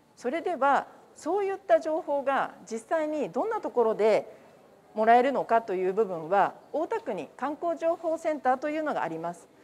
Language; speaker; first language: Japanese; native; Japanese